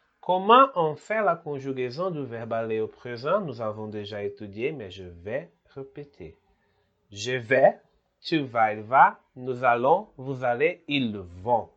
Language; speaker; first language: French; non-native, learner; Portuguese